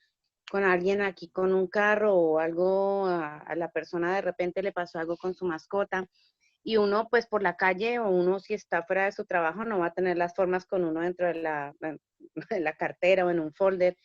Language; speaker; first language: Spanish; early bilingual, heritage; Spanish